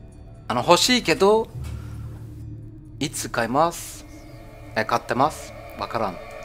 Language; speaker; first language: Japanese; non-native, learner; German